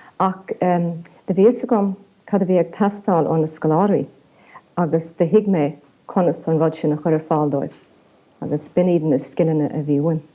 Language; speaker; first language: Irish; non-native, local second language; English